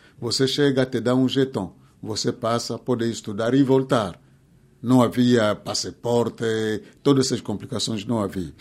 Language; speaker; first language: Portuguese; non-native, fluent; Kongo